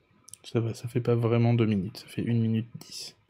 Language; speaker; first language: French; native; French